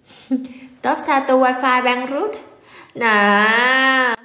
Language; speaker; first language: Indonesian; non-native, learner; Vietnamese